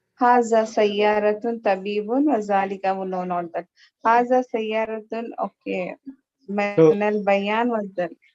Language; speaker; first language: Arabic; non-native, learner; English